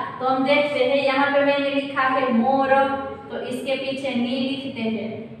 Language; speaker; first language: Hindi; non-native, local second language; Gujarati